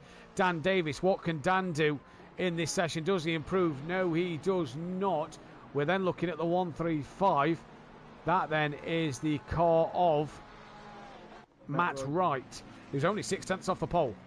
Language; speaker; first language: English; native; English